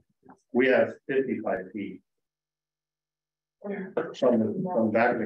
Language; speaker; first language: English; native; English